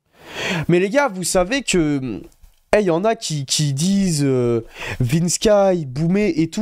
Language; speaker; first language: French; native; French